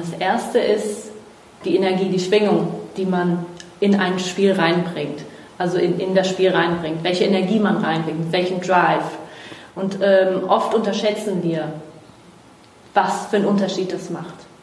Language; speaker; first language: German; non-native, fluent; Portuguese